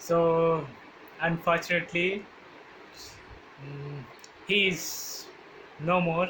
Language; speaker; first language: English; non-native, learner; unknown